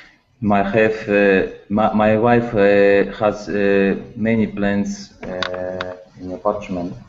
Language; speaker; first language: English; non-native, learner; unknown